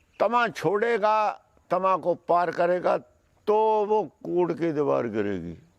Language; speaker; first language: Hindi; non-native, local second language; Punjabi